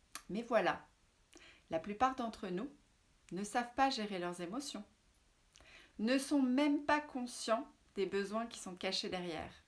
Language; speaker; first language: French; native; French